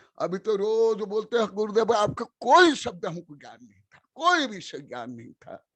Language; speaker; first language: Hindi; non-native, local second language; Odia